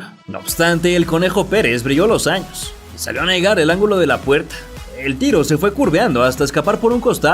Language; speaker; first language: Spanish; native; Spanish